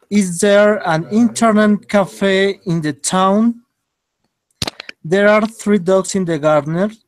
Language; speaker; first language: English; non-native, learner; Spanish